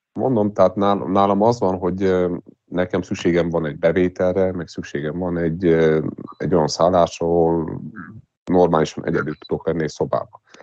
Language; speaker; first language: Hungarian; native; Hungarian